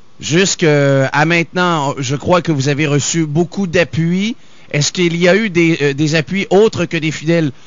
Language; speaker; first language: French; native; French